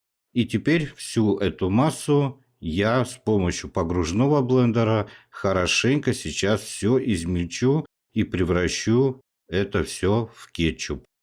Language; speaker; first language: Russian; native; Russian